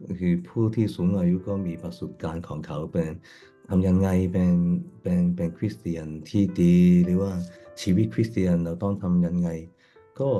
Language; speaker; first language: Thai; non-native, fluent; Cantonese